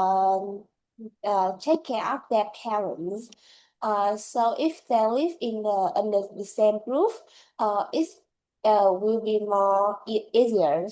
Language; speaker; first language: English; non-native, learner; Vietnamese